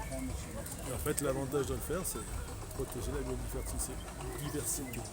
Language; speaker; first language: French; native; French